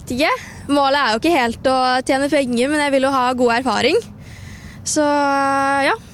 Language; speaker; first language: Norwegian; native; Norwegian